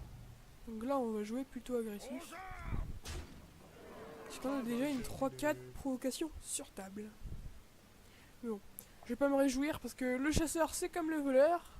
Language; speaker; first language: French; native; French